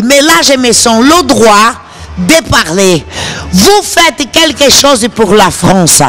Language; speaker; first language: French; non-native, fluent; Portuguese